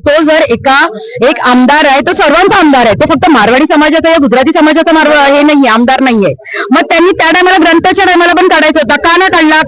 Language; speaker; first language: Marathi; native; Marathi